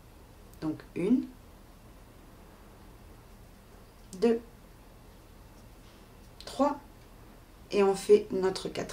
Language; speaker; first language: French; native; French